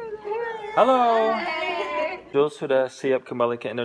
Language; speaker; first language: Indonesian; non-native, fluent; English